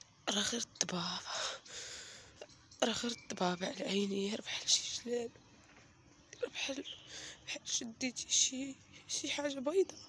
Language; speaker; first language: Arabic; native; Arabic